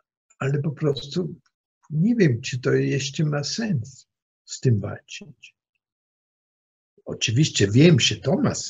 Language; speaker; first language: Polish; non-native, fluent; German